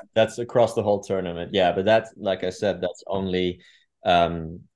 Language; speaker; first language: English; non-native, fluent; Dutch